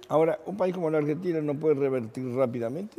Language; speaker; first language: Spanish; native; Spanish